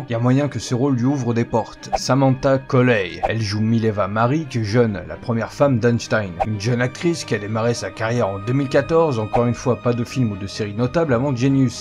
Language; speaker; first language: French; native; French